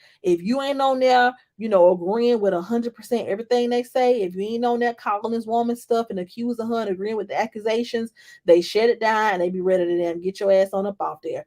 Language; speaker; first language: English; native; English